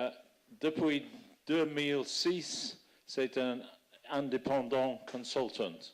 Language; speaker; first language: French; non-native, fluent; English